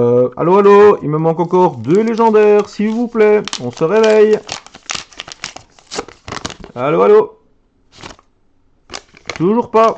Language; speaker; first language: French; native; French